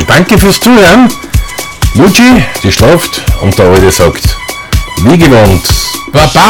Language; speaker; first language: German; native; German